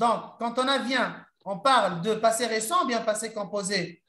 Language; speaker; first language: French; non-native, local second language; Arabic